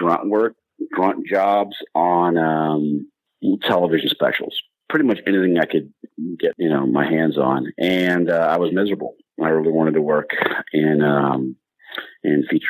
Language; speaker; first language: English; native; English